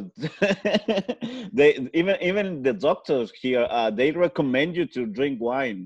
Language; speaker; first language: English; non-native, fluent; Spanish